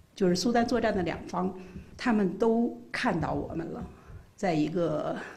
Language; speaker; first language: Chinese; native; Chinese